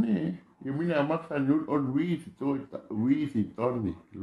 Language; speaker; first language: Finnish; non-native, learner; Thai